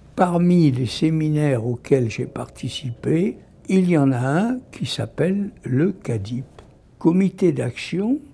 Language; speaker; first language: French; native; French